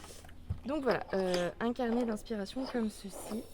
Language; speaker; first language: French; native; French